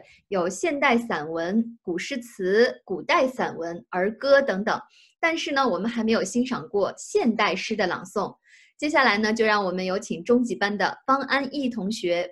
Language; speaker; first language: Chinese; native; Chinese